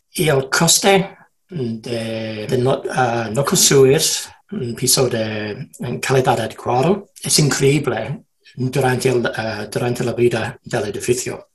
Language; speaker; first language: Spanish; non-native, learner; English